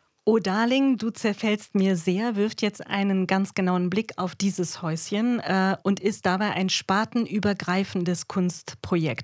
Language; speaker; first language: German; native; German